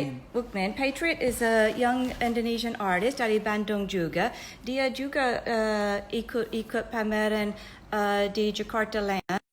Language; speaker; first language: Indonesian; non-native, fluent; English